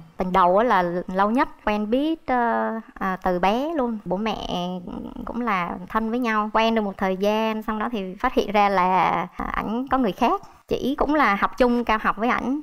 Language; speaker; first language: Vietnamese; native; Vietnamese